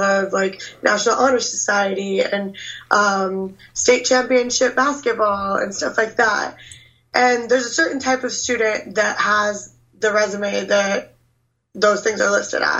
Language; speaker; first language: English; native; English